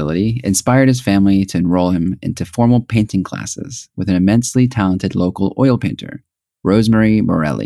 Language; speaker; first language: English; native; English